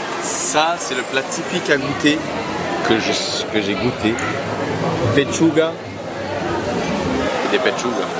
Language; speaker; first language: French; native; French